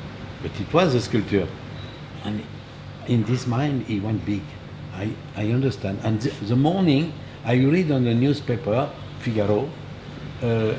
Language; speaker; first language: English; non-native, learner; French